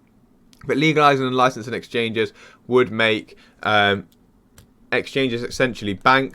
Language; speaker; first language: English; native; English